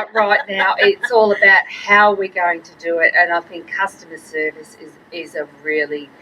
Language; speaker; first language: English; native; English